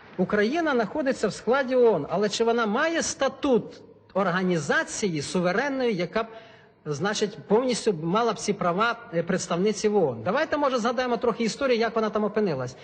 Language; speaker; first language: Ukrainian; non-native, local second language; Russian